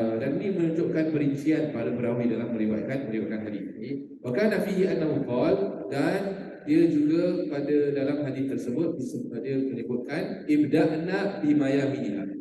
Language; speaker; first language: Malay; native; Malay